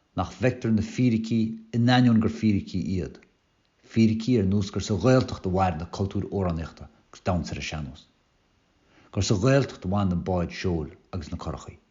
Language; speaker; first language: Irish; native; Irish